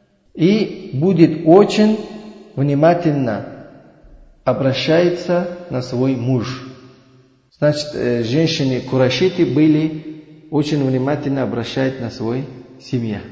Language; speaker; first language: Russian; non-native, learner; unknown